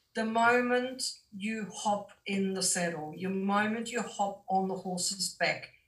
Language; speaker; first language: English; non-native, fluent; German